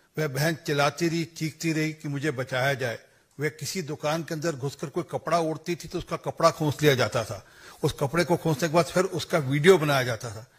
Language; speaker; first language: Hindi; non-native, local second language; Punjabi